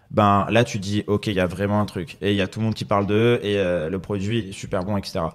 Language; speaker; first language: French; native; French